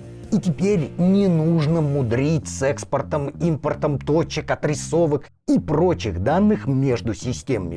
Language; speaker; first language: Russian; native; Russian